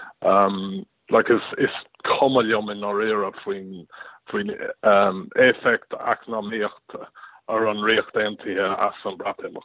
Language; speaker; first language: Irish; non-native, learner; English